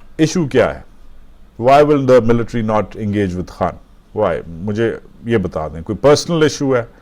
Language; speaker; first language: Urdu; native; Urdu